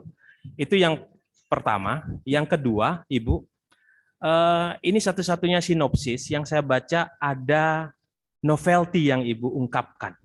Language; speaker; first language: Indonesian; native; Indonesian